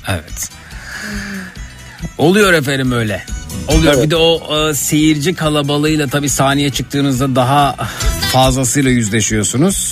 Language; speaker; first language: Turkish; native; Turkish